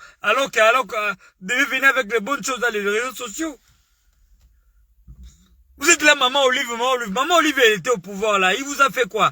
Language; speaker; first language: French; non-native, local second language; Lingala